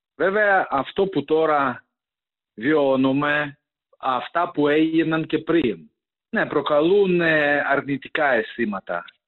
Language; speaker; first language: Greek; non-native, fluent; Ukrainian